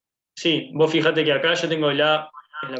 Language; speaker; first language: Spanish; native; Spanish